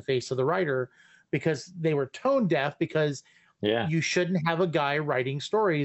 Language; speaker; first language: English; native; English